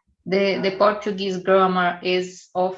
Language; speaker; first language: English; non-native, learner; Portuguese